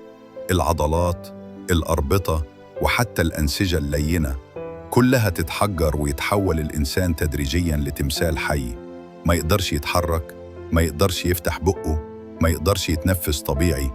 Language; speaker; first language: Arabic; native; Arabic